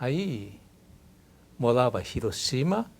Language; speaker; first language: Portuguese; non-native, learner; Japanese